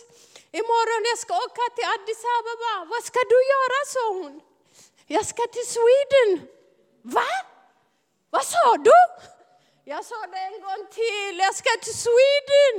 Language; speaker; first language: Swedish; non-native, fluent; Amharic